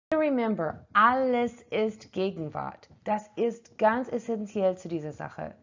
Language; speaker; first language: German; non-native, fluent; English